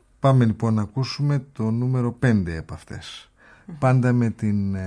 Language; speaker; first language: Greek; native; Greek